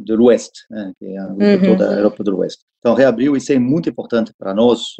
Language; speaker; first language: Portuguese; non-native, fluent; French